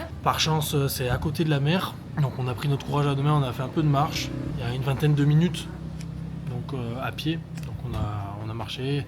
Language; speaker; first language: French; native; French